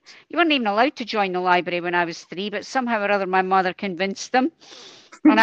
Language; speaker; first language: English; native; English